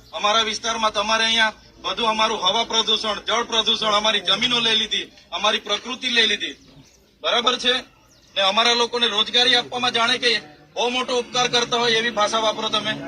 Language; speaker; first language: Gujarati; non-native, local second language; Vasavi